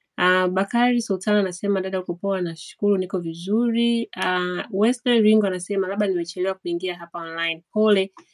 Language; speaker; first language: Swahili; native; Swahili